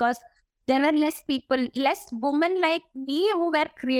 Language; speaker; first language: English; non-native, local second language; Malayalam